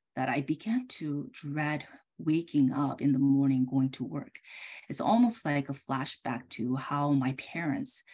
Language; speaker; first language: English; early bilingual, other home language; Korean